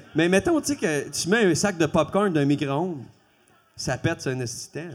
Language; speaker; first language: French; native; French